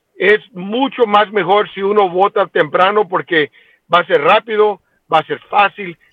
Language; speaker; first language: Spanish; early bilingual, heritage; Spanish